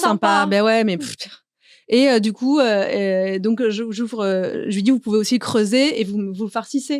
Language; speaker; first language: French; native; French